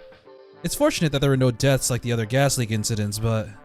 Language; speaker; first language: English; native; English